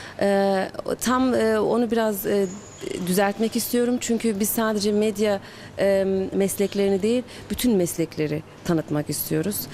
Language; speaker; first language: Turkish; early bilingual, heritage; Turkish